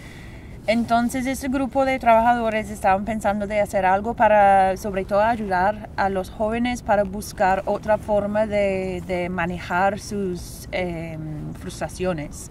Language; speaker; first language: Spanish; non-native, fluent; English